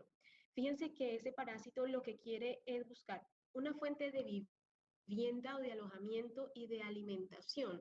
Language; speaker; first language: Spanish; native; Spanish